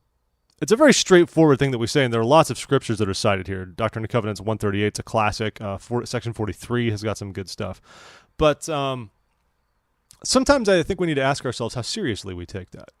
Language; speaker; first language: English; native; English